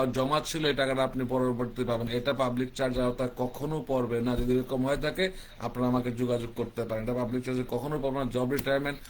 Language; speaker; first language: Bangla; early bilingual, heritage; Bangla